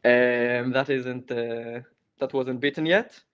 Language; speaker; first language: English; non-native, fluent; Hebrew